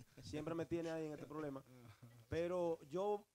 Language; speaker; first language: Spanish; early bilingual, heritage; Spanish